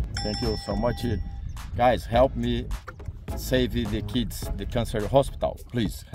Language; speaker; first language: English; non-native, learner; Portuguese